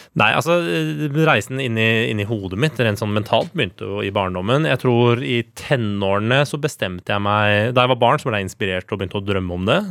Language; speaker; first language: Norwegian; early bilingual, other home language; Persian